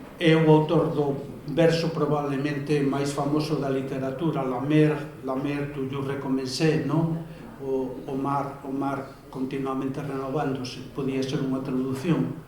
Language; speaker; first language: Galician; native; Galician